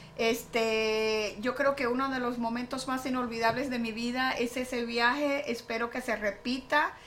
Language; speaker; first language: Spanish; native; Spanish